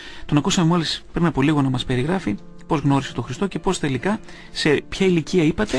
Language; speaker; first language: Greek; native; Greek